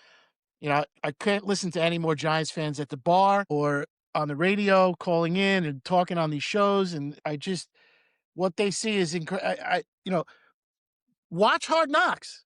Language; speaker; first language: English; native; English